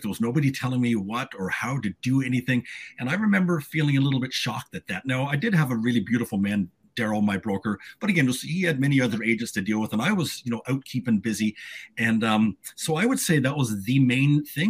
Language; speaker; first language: English; native; English